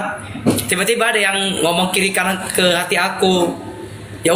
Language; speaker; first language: Indonesian; native; Indonesian